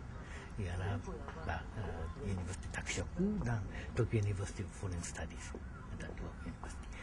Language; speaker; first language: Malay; non-native, fluent; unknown